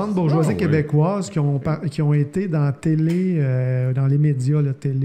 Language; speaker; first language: French; native; French